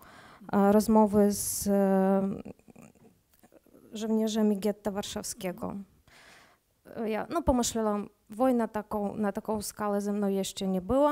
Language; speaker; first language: Polish; non-native, learner; Ukrainian